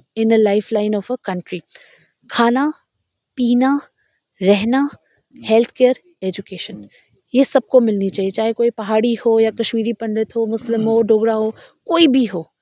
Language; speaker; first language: Hindi; native; Hindi